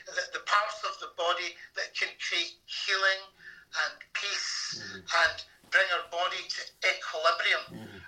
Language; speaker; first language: English; native; English